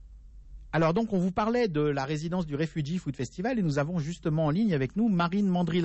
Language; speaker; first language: French; native; French